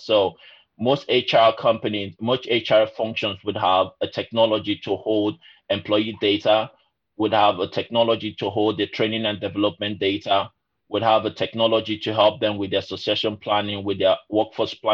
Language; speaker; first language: English; non-native, local second language; Igbo